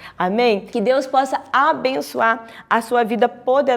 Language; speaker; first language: Portuguese; native; Portuguese